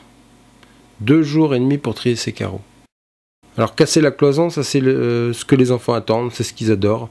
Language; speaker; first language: French; native; French